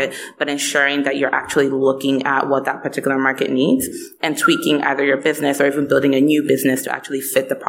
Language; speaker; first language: English; non-native, local second language; Igbo